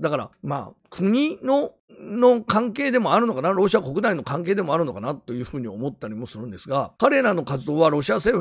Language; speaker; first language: Japanese; native; Japanese